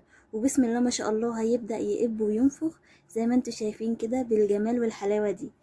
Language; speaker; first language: Arabic; native; Arabic